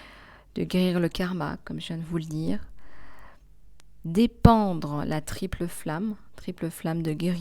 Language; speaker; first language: French; native; French